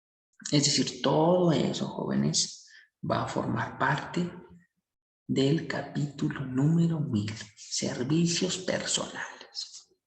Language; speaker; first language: Spanish; native; Spanish